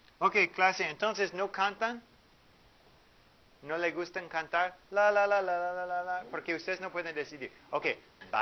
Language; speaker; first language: Spanish; non-native, fluent; English